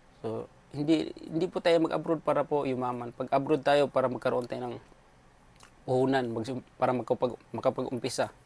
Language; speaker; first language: Filipino; non-native, local second language; Cebuano